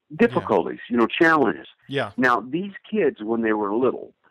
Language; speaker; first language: English; native; English